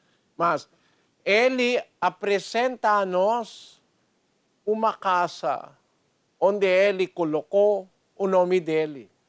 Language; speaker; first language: Portuguese; non-native, learner; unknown